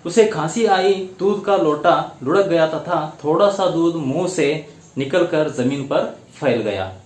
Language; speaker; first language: Hindi; non-native, local second language; Kannada